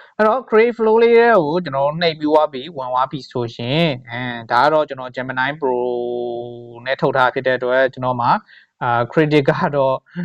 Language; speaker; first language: Burmese; native; Burmese